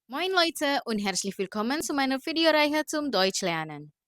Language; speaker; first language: German; non-native, fluent; Indonesian